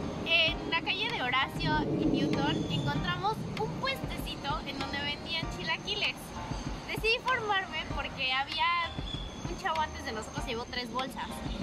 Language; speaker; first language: Spanish; native; Spanish